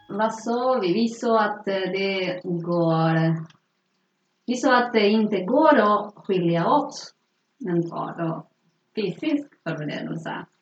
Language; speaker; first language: Swedish; non-native, fluent; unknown